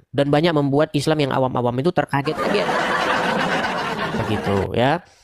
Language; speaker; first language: Indonesian; native; Indonesian